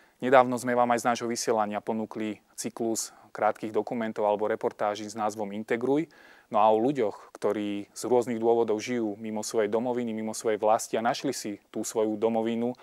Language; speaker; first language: Slovak; native; Slovak